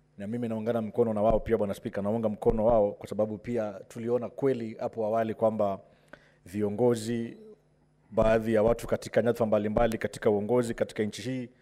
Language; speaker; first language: Swahili; native; Swahili